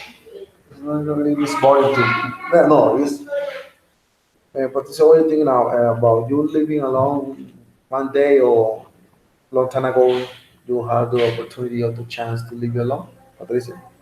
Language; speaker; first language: English; non-native, learner; Spanish